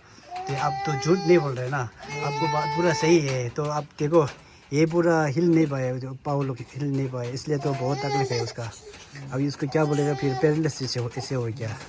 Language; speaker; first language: Hindi; non-native, local second language; Tibetan